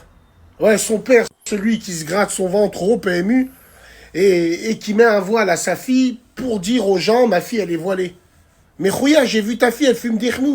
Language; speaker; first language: French; native; French